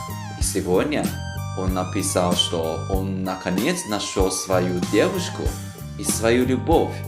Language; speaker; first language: Russian; non-native, fluent; Chinese